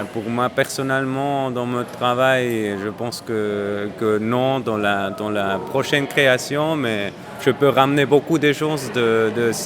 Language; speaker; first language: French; non-native, fluent; Spanish